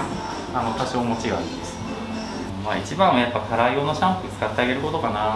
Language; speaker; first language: Japanese; native; Japanese